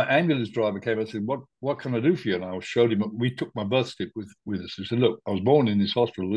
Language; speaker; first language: English; native; English